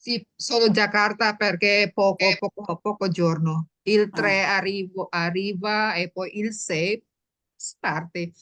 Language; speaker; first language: Italian; non-native, learner; Indonesian